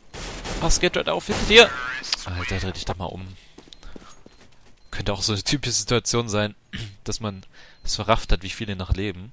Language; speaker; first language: German; native; German